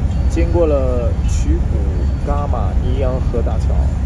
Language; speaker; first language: Chinese; native; Chinese